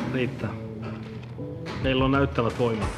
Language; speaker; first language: Finnish; native; Finnish